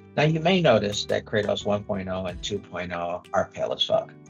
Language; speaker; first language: English; native; English